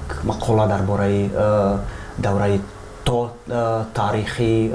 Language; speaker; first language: Persian; non-native, fluent; Czech